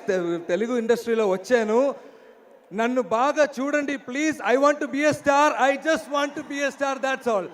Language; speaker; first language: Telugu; non-native, learner; Malayalam